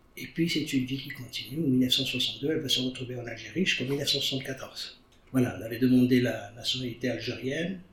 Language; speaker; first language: French; non-native, local second language; Arabic